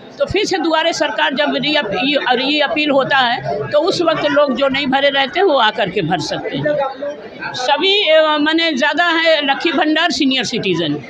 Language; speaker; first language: Hindi; non-native, local second language; Urdu